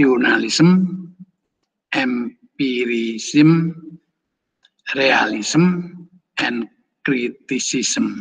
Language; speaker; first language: English; non-native, fluent; Indonesian